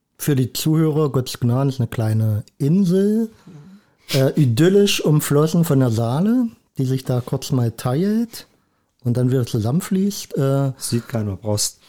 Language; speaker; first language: German; native; German